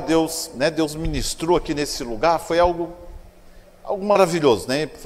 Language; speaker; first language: Portuguese; native; Portuguese